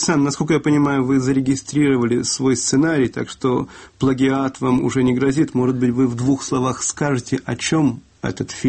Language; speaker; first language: Russian; native; Russian